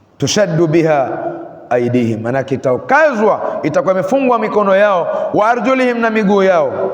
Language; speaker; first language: Swahili; native; Swahili